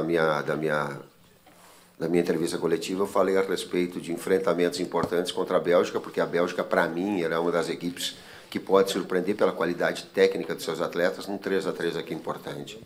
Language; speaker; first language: Portuguese; native; Portuguese